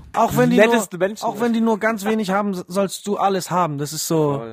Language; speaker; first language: German; early bilingual, other home language; Polish